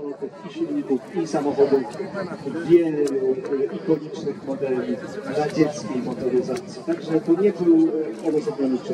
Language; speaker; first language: Polish; native; Polish